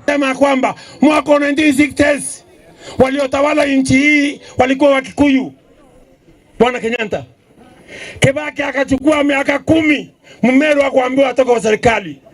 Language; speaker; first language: Swahili; non-native, local second language; Meru